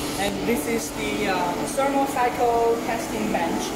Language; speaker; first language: English; non-native, learner; Chinese